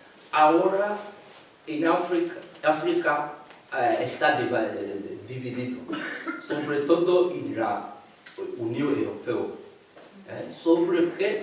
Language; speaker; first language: Spanish; non-native, fluent; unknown